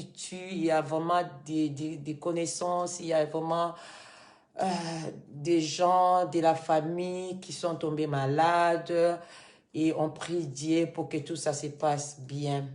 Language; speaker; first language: French; non-native, fluent; Lingala